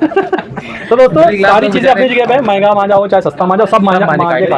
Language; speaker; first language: Hindi; native; Hindi